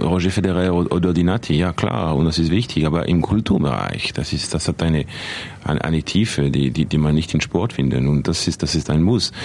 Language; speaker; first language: German; non-native, local second language; French